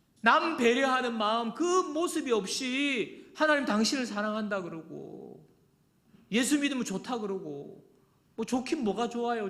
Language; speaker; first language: Korean; native; Korean